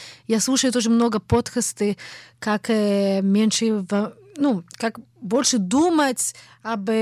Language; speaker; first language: Russian; early bilingual, heritage; Russian